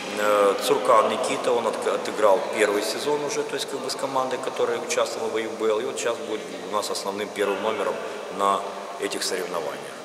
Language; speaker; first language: Russian; native; Russian